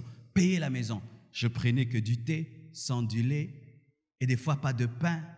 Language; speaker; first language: French; non-native, local second language; Lingala